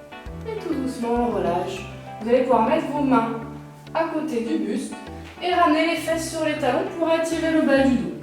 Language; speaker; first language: French; native; French